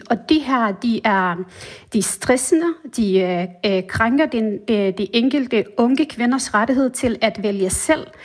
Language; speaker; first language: Danish; non-native, fluent; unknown